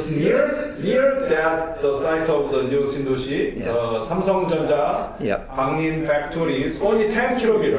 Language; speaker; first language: English; non-native, learner; Korean